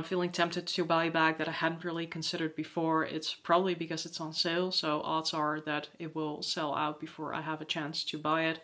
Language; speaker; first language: English; non-native, fluent; Dutch